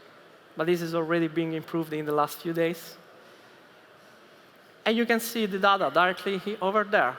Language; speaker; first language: English; non-native, fluent; Italian